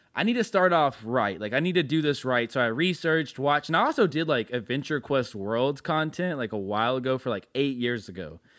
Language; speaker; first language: English; native; English